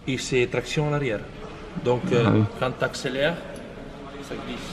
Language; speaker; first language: French; non-native, fluent; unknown